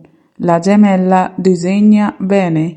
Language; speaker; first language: Italian; non-native, fluent; Bangla